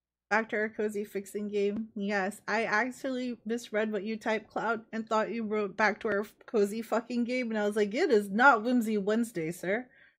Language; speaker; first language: English; native; English